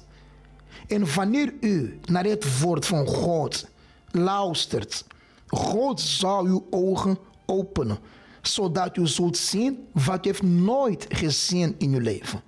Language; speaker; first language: Dutch; non-native, fluent; Portuguese